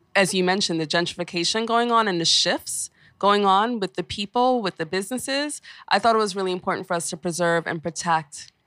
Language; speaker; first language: English; native; English